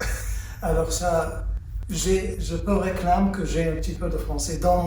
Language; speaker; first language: French; early bilingual, heritage; French